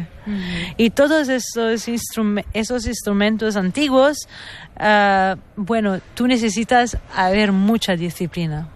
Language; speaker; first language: Spanish; non-native, fluent; Italian